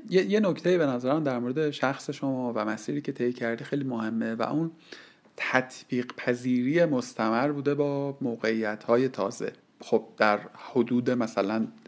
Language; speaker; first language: Persian; native; Persian